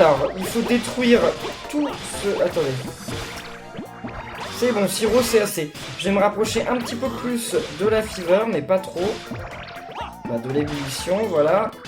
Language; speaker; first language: French; native; French